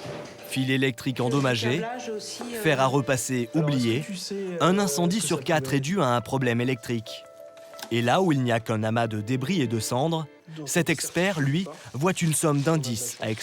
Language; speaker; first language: French; native; French